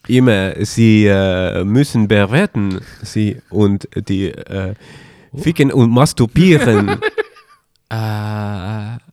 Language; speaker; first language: German; non-native, learner; Estonian